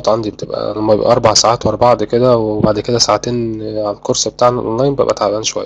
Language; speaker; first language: Arabic; native; Arabic